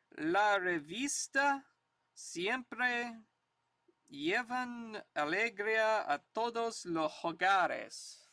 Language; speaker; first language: Spanish; non-native, learner; English